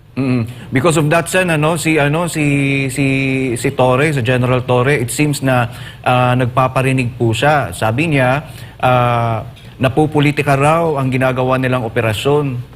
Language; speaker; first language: Filipino; non-native, local second language; Cebuano